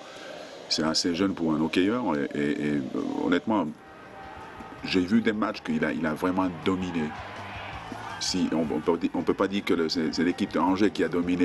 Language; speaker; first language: French; non-native, fluent; Finnish